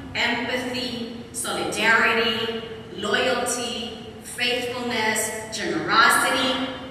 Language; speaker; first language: English; non-native, local second language; Spanish